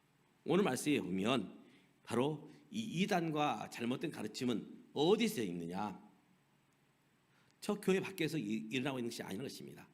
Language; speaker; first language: Korean; native; Korean